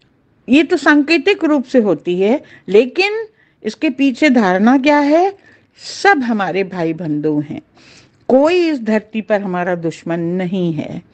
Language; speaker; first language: Hindi; native; Hindi